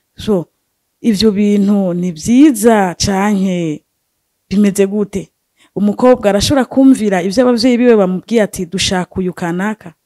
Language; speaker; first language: Rundi; native; Rundi